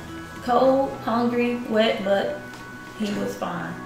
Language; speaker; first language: English; native; English